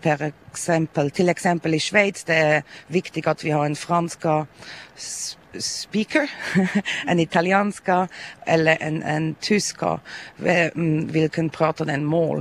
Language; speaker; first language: Swedish; non-native, learner; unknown